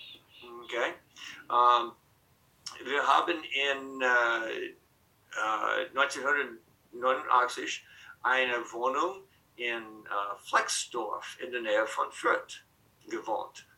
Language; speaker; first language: German; non-native, fluent; English